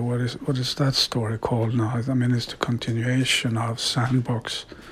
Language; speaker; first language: English; non-native, fluent; Swedish